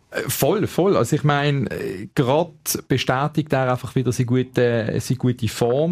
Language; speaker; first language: German; native; German